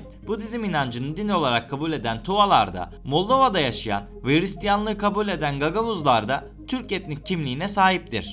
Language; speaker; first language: Turkish; native; Turkish